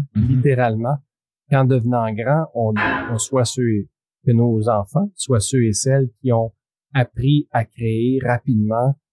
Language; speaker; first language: French; native; French